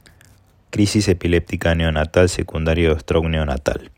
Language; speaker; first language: Spanish; native; Spanish